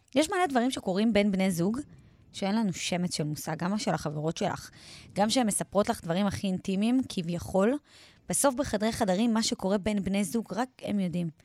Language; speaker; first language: Hebrew; native; Hebrew